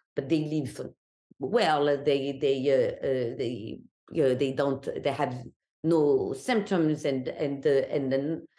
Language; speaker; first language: English; non-native, fluent; Arabic